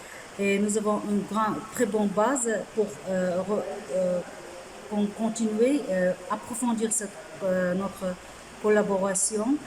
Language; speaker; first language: French; non-native, fluent; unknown